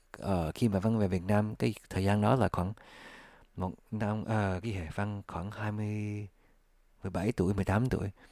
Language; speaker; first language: Vietnamese; early bilingual, heritage; English